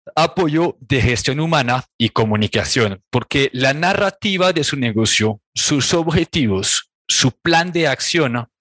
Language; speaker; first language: Spanish; non-native, fluent; French